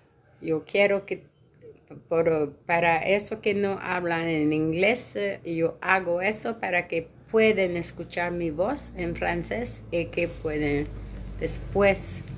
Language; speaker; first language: Spanish; non-native, learner; French